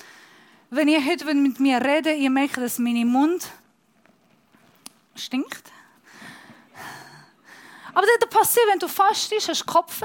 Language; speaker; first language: German; non-native, fluent; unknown